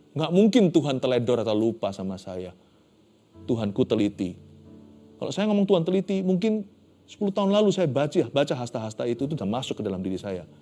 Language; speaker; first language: Indonesian; native; Indonesian